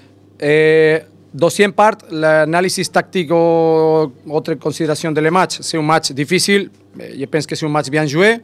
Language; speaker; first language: French; non-native, learner; Spanish